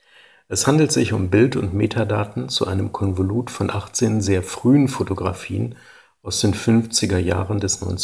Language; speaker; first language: German; native; German